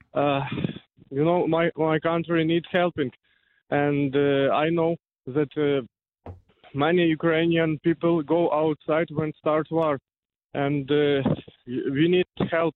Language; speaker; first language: English; non-native, learner; Ukrainian